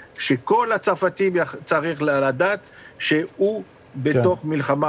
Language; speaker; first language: Hebrew; non-native, fluent; French